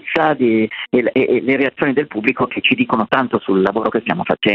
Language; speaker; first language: Italian; native; Italian